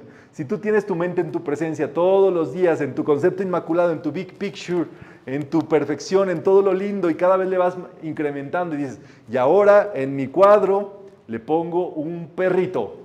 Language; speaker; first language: Spanish; native; Spanish